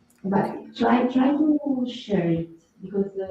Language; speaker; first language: English; non-native, fluent; Italian